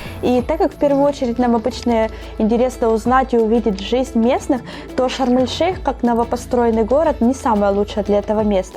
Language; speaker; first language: Russian; native; Russian